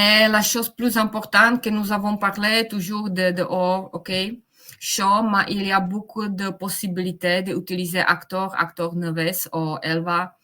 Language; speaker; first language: French; non-native, fluent; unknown